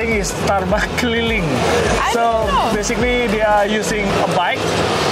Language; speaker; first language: English; non-native, fluent; Indonesian